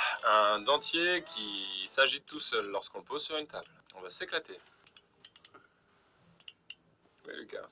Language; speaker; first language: French; native; French